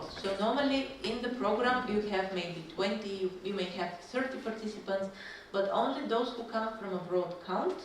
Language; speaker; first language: English; non-native, fluent; Bulgarian